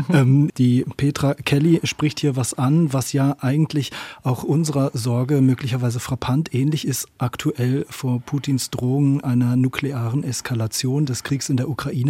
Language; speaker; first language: German; native; German